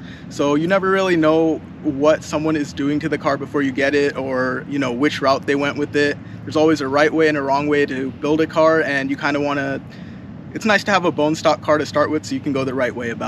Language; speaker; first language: English; native; English